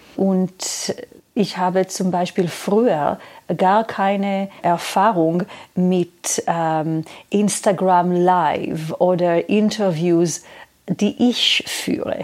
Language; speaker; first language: German; non-native, fluent; Hebrew